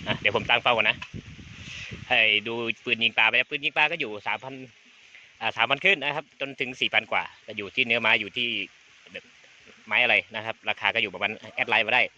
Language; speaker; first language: Thai; native; Thai